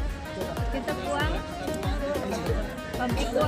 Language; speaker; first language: Indonesian; native; Indonesian